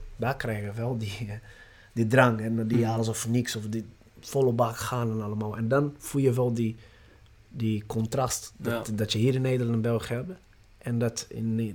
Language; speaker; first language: Dutch; non-native, fluent; Portuguese